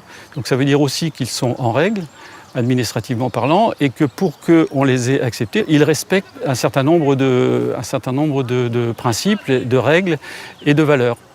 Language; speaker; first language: French; native; French